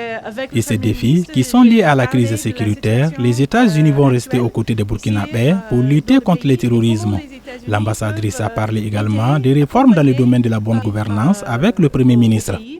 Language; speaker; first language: French; native; French